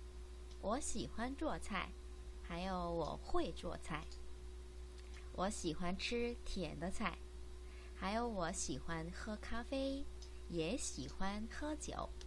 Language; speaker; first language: Chinese; non-native, learner; Korean